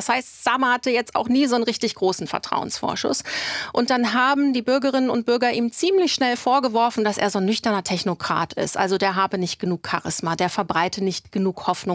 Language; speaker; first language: German; native; German